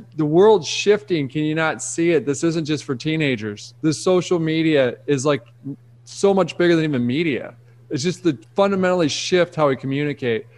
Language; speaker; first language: English; native; English